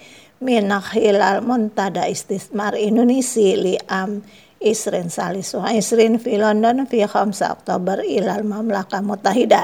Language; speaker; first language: Arabic; non-native, fluent; Indonesian